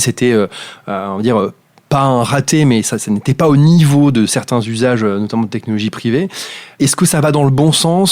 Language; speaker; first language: French; native; French